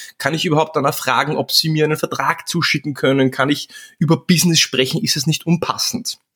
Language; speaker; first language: German; early bilingual, other home language; Czech